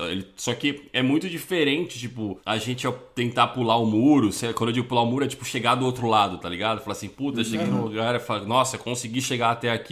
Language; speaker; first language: Portuguese; native; Portuguese